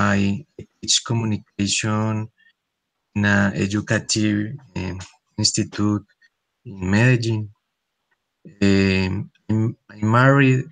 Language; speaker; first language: English; non-native, learner; Spanish